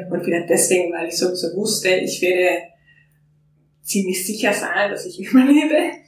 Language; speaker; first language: German; non-native, fluent; Finnish